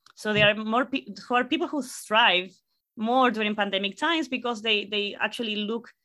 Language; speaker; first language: English; non-native, fluent; Spanish